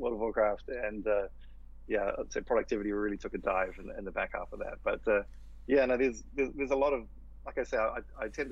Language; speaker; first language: English; native; English